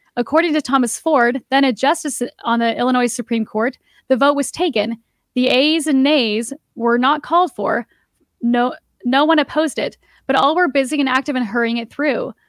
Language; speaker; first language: English; native; English